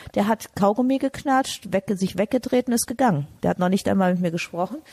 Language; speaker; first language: German; native; German